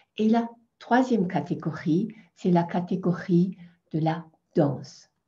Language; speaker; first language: French; non-native, fluent; German